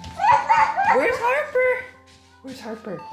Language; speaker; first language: English; native; English